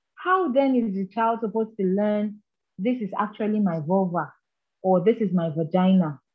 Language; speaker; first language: English; non-native, local second language; Igbo